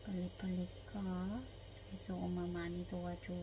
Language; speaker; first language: Korean; non-native, learner; Filipino